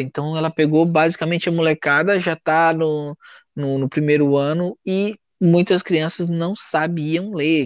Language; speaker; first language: Portuguese; native; Portuguese